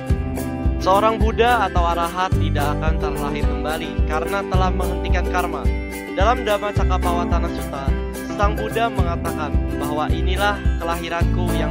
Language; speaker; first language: Indonesian; native; Indonesian